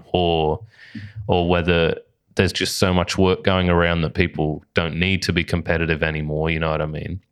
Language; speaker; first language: English; native; English